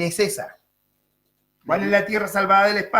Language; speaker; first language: Spanish; native; Spanish